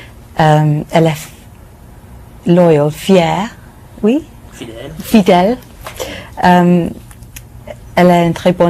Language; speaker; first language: French; non-native, learner; English